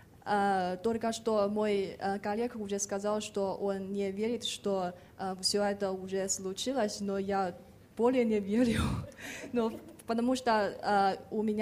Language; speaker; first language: Russian; non-native, fluent; Chinese